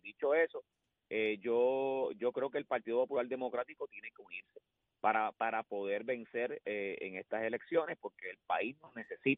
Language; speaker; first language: Spanish; native; Spanish